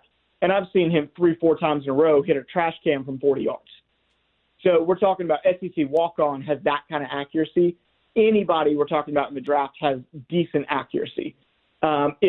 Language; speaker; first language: English; native; English